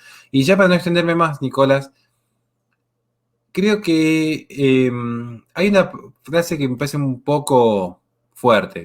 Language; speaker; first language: Spanish; native; Spanish